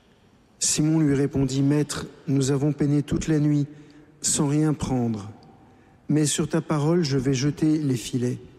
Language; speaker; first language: French; native; French